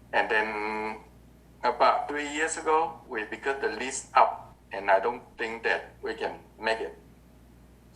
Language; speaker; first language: English; non-native, learner; Vietnamese